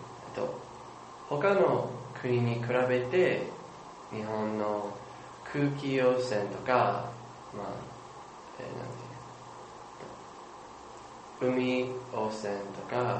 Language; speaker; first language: Japanese; non-native, learner; English